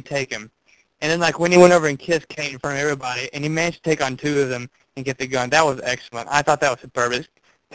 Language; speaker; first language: English; native; English